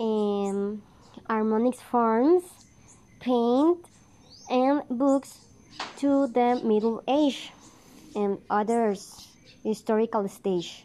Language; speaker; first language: English; non-native, learner; Spanish